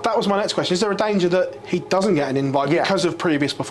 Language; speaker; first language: English; native; English